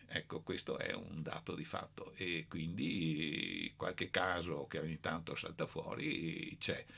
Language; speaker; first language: Italian; native; Italian